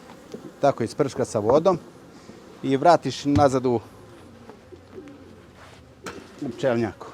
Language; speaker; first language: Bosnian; early bilingual, heritage; Serbian